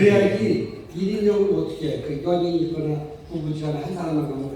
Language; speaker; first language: Korean; native; Korean